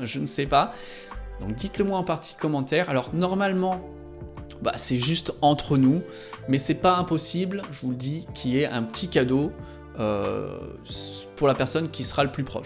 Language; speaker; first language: French; native; French